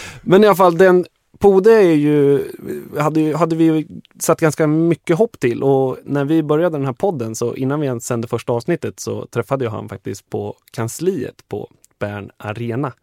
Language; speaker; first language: Swedish; native; Swedish